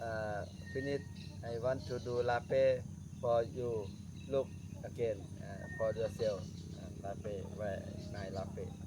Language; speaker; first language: English; non-native, learner; Thai